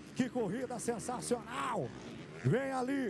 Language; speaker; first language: Portuguese; native; Portuguese